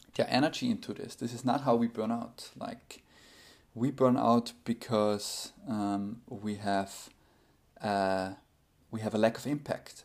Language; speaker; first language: English; non-native, fluent; German